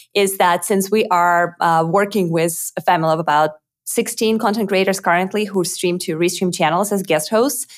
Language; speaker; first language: English; non-native, fluent; Russian